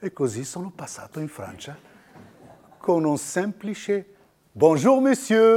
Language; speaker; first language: Italian; non-native, fluent; Riffian